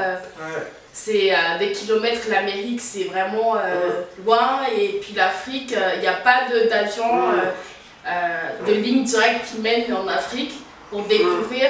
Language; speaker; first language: French; native; French